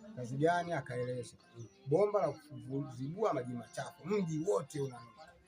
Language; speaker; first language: Swahili; native; Swahili